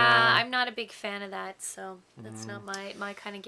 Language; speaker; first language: English; native; English